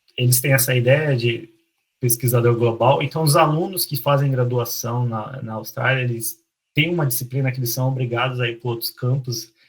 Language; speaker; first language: Portuguese; native; Portuguese